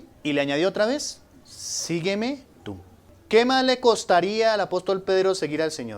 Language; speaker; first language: Spanish; native; Spanish